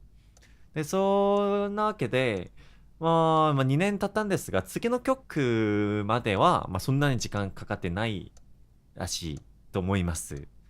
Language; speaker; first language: Japanese; non-native, fluent; Korean